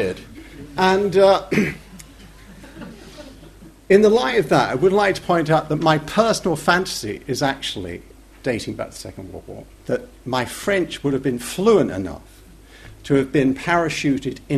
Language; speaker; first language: English; native; English